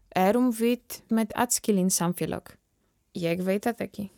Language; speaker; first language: Icelandic; non-native, fluent; Polish